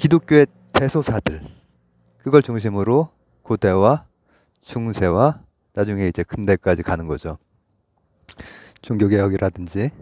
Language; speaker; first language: Korean; native; Korean